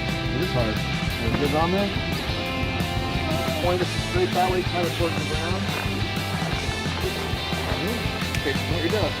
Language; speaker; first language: English; native; English